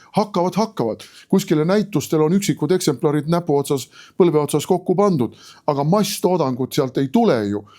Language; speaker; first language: Estonian; native; Estonian